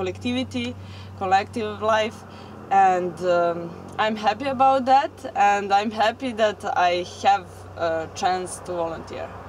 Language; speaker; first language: English; non-native, fluent; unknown